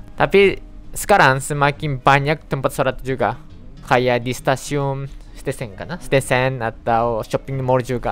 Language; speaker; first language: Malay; non-native, fluent; Japanese